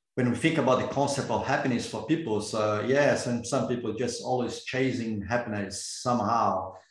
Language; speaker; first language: English; non-native, fluent; Portuguese